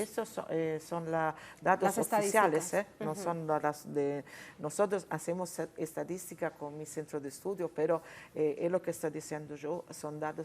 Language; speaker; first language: Spanish; non-native, fluent; Italian